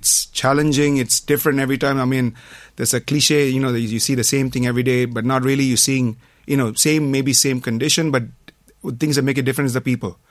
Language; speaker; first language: English; non-native, local second language; Tamil